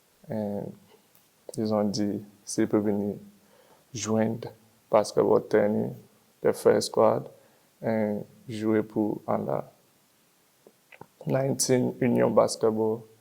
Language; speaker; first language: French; non-native, learner; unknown